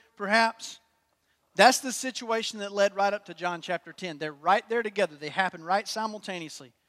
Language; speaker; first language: English; native; English